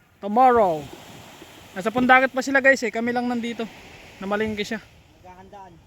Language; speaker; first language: Filipino; native; Filipino